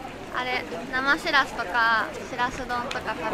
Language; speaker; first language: Japanese; native; Japanese